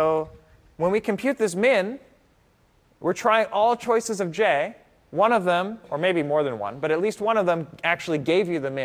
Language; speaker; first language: English; native; English